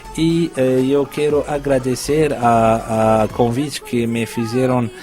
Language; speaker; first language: Portuguese; non-native, fluent; Arabic